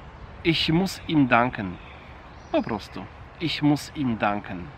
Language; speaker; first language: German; non-native, fluent; Polish